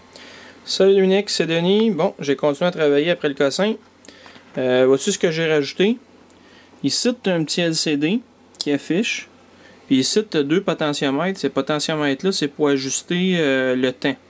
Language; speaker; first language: French; native; French